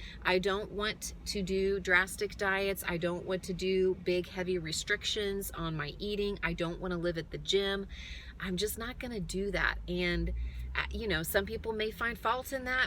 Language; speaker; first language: English; native; English